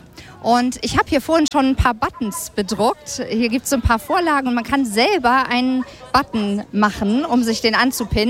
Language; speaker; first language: German; native; German